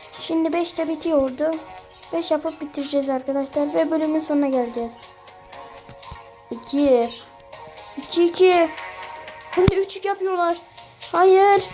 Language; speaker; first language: Turkish; native; Turkish